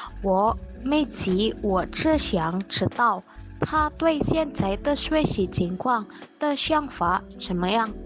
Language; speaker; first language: Chinese; non-native, learner; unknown